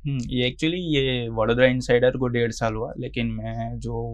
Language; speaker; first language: Hindi; non-native, local second language; Gujarati